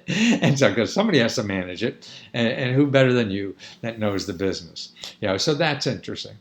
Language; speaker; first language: English; native; English